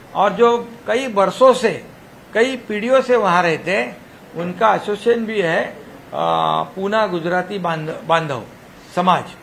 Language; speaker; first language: Hindi; non-native, local second language; Marathi